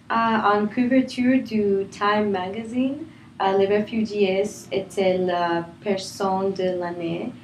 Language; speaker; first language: French; non-native, learner; English